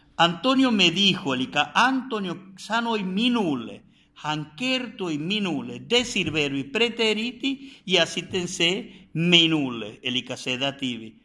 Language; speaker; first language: Finnish; non-native, fluent; Spanish